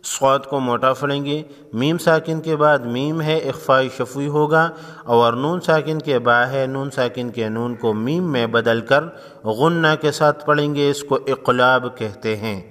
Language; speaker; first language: Urdu; non-native, local second language; Pashto